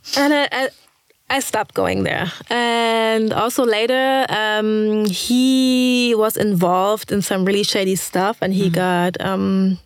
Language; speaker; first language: English; early bilingual, other home language; German